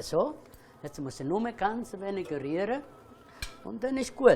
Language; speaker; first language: German; non-native, fluent; Italian